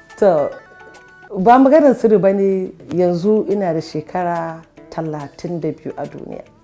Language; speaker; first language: Hausa; non-native, local second language; Yoruba